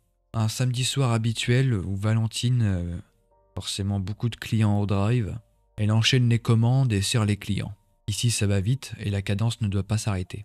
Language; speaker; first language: French; native; French